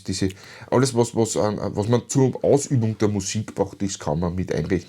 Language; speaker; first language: German; native; German